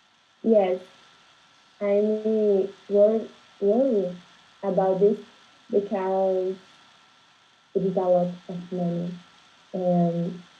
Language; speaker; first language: English; non-native, learner; Portuguese